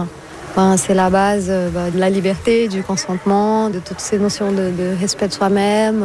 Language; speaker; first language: French; non-native, fluent; Portuguese